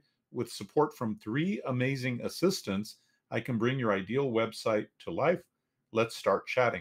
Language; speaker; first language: English; native; English